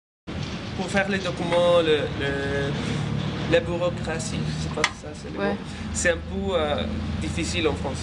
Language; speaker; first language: French; non-native, fluent; Spanish